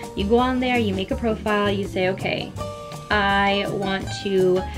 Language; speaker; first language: English; early bilingual, other home language; Spanish